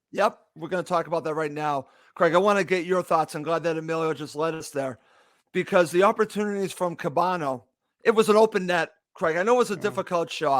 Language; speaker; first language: English; native; English